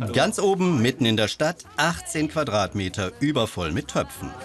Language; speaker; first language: German; native; German